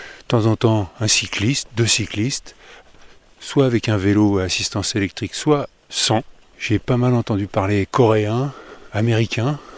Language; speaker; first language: French; native; French